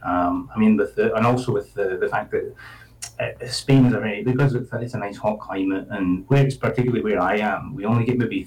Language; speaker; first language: English; native; English